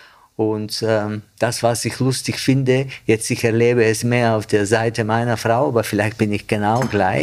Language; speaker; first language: German; non-native, fluent; Bulgarian